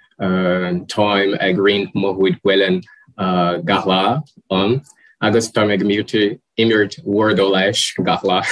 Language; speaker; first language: Irish; non-native, learner; Portuguese